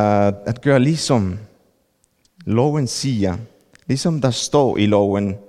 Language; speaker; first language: Danish; non-native, fluent; Spanish